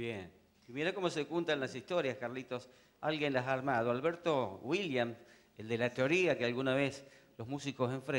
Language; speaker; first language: Spanish; native; Spanish